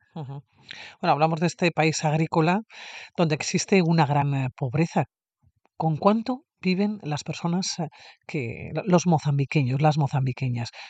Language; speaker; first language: Spanish; native; Spanish